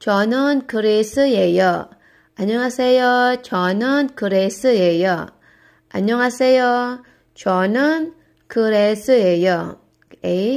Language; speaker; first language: Korean; non-native, learner; Cebuano